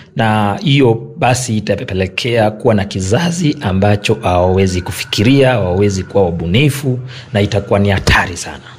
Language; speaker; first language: Swahili; non-native, local second language; Kalenjin